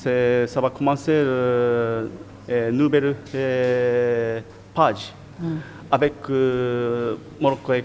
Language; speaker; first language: French; non-native, learner; Japanese